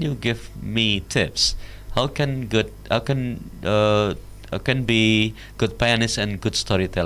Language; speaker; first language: English; non-native, learner; Indonesian